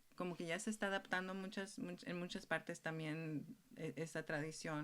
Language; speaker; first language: Spanish; early bilingual, heritage; Spanish